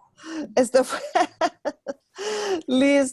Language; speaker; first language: Spanish; native; Spanish